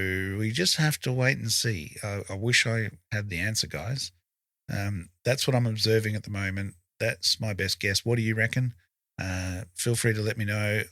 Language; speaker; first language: English; native; English